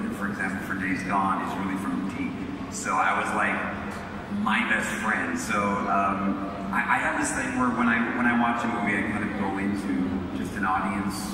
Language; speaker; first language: English; native; English